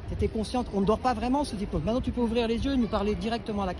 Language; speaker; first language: French; native; French